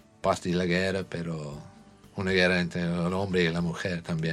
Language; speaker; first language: Spanish; non-native, learner; English